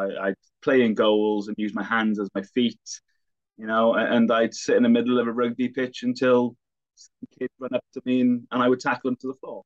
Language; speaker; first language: English; native; English